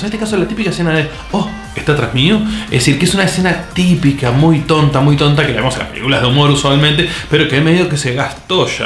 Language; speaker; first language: Spanish; native; Spanish